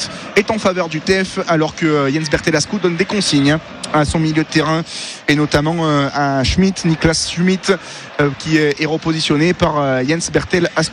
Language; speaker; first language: French; native; French